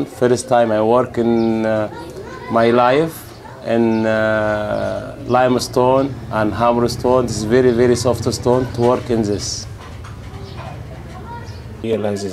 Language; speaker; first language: English; non-native, learner; Arabic